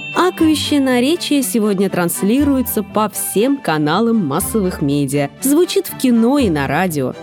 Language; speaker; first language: Russian; native; Russian